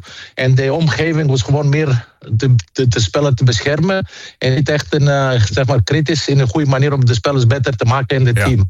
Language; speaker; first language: Dutch; non-native, fluent; Greek